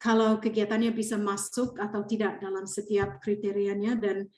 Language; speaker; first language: Indonesian; non-native, fluent; English